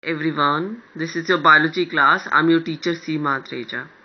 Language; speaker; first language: English; non-native, local second language; Hindi